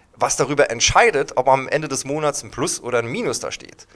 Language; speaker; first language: German; native; German